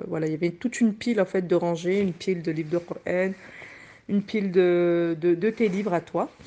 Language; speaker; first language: French; native; French